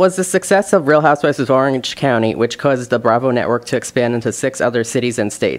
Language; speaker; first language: English; native; English